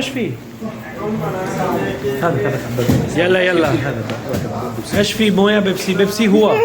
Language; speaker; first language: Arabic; non-native, learner; Urdu